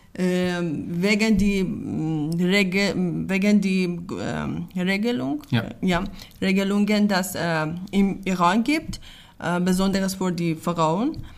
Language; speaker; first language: German; non-native, learner; Persian